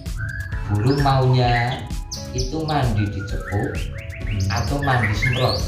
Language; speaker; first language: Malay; non-native, local second language; Javanese